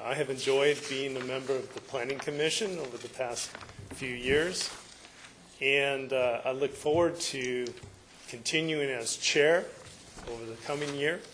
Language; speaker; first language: English; native; English